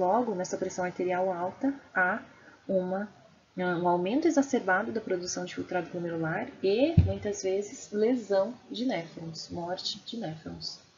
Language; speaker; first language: Portuguese; native; Portuguese